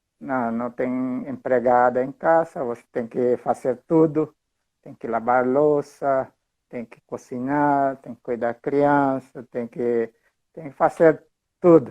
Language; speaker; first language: Portuguese; non-native, fluent; Filipino